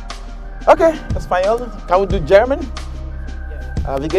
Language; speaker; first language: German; non-native, learner; Yoruba